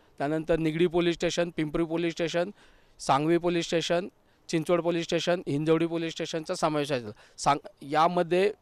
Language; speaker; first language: Marathi; native; Marathi